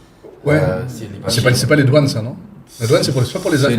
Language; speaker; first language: French; native; French